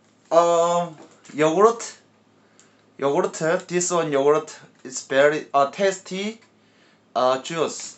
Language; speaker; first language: English; non-native, learner; Korean